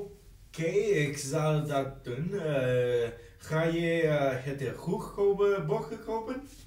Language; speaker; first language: Dutch; non-native, learner; English